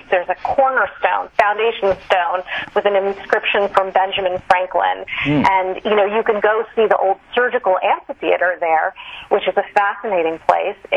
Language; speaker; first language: English; native; English